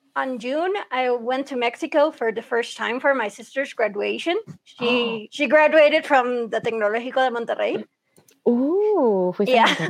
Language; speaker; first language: English; early bilingual, other home language; Spanish